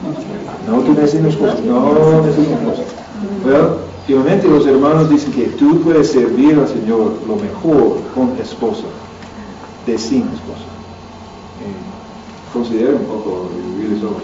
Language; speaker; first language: Spanish; non-native, learner; English